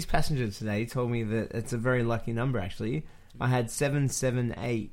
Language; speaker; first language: English; native; English